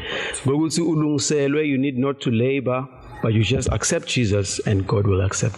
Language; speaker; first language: English; non-native, local second language; Zulu